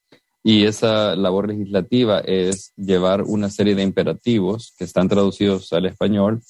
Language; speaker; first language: Spanish; native; Spanish